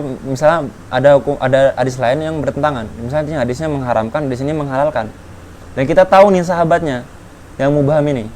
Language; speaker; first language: Indonesian; native; Indonesian